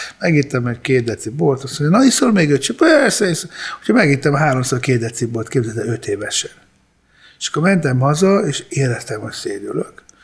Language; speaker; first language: Hungarian; early bilingual, other home language; Italian